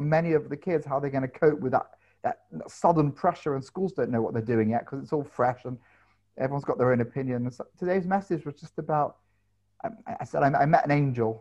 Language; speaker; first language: English; native; English